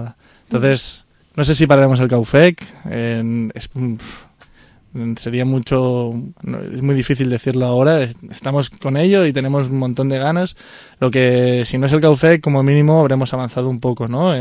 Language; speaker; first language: Spanish; native; Spanish